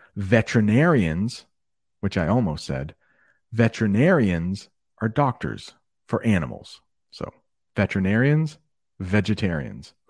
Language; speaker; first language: English; native; English